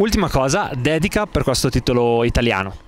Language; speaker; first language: Italian; native; Italian